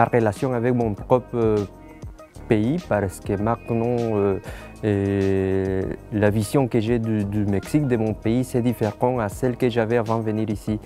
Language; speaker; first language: French; non-native, fluent; Spanish